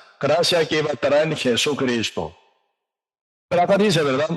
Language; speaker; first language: Spanish; non-native, learner; Korean